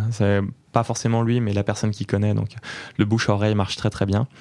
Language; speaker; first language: French; native; French